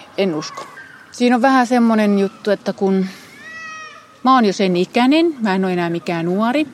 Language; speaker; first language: Finnish; native; Finnish